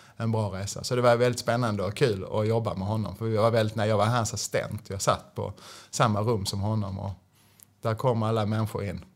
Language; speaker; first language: Swedish; native; Swedish